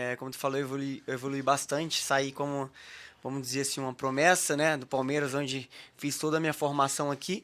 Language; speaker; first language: Portuguese; native; Portuguese